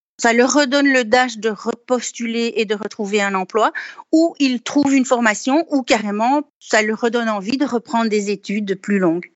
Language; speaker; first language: French; native; French